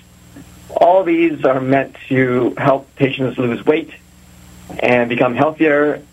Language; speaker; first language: English; native; English